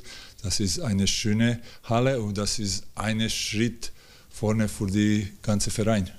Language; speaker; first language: German; non-native, learner; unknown